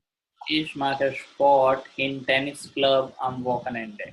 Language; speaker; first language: German; non-native, learner; Gujarati